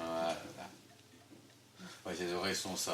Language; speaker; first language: French; native; French